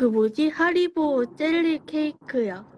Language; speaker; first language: Korean; non-native, fluent; Chinese